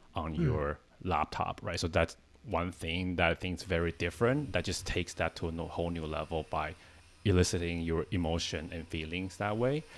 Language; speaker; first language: English; non-native, fluent; Chinese